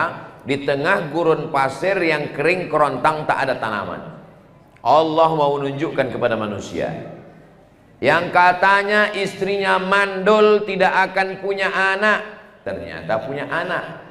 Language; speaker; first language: Malay; native; Malay